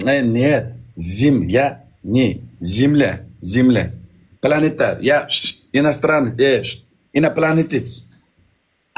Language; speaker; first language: Russian; non-native, learner; Uzbek